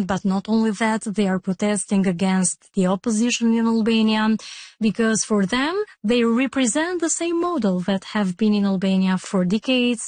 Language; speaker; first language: English; non-native, fluent; Albanian